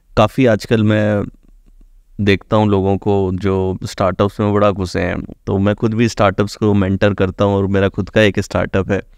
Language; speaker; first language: Hindi; native; Hindi